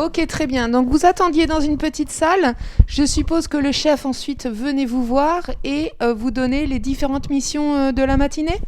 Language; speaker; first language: French; native; French